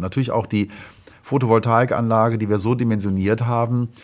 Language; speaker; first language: German; native; German